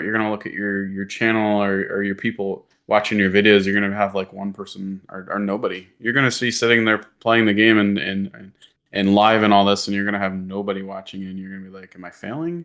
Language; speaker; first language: English; native; English